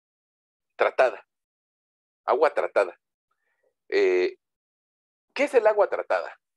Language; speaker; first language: Spanish; native; Spanish